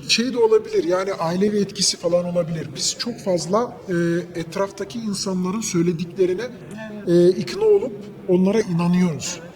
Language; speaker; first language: Turkish; native; Turkish